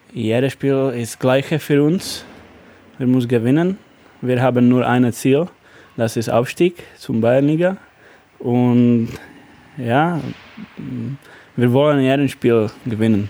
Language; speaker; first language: German; non-native, learner; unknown